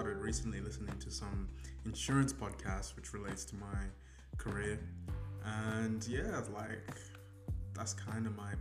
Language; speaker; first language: English; native; English